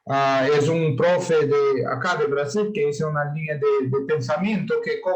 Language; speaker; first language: Spanish; non-native, learner; Portuguese